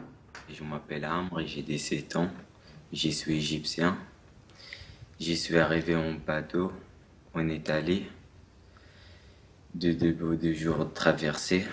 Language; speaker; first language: French; non-native, learner; Arabic